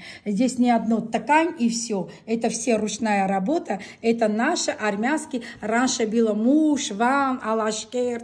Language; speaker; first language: Russian; non-native, local second language; Armenian